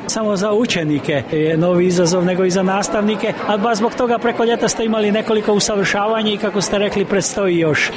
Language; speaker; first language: Croatian; early bilingual, heritage; Croatian